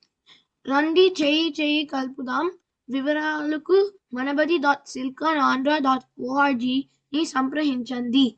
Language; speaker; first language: Telugu; early bilingual, heritage; Telugu